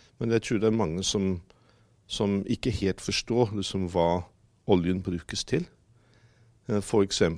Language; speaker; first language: Norwegian; non-native, fluent; English